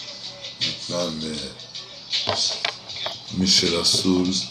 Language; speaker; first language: Swedish; non-native, fluent; Spanish